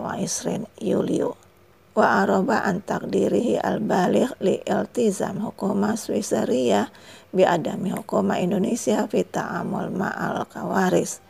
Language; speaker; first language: Arabic; non-native, fluent; Indonesian